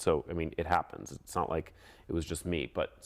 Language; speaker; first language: English; native; English